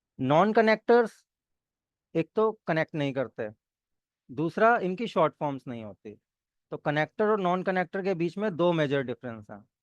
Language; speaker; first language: Hindi; native; Hindi